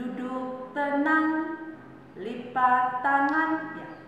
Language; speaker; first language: Indonesian; native; Indonesian